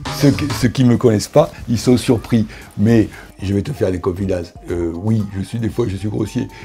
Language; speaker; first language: French; native; French